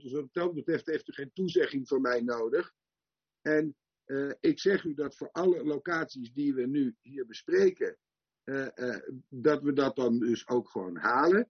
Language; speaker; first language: Dutch; native; Dutch